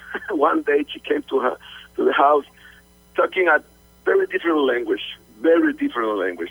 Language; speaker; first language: English; non-native, learner; Spanish